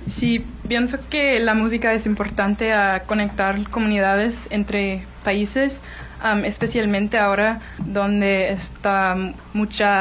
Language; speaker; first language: Spanish; non-native, learner; English